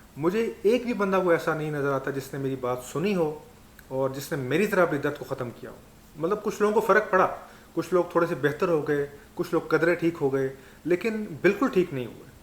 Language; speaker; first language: Urdu; non-native, local second language; Punjabi